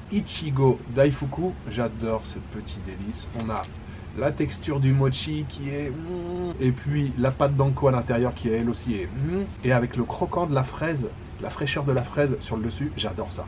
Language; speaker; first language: French; native; French